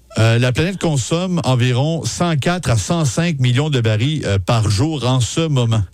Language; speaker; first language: French; native; French